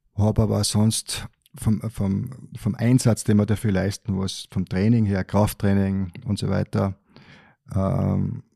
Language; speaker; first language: German; native; German